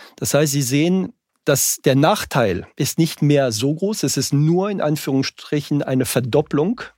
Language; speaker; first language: German; non-native, fluent; French